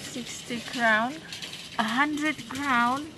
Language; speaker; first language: English; non-native, learner; Indonesian